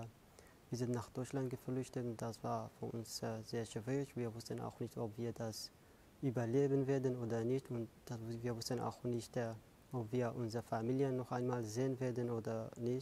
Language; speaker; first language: German; non-native, fluent; Kurdish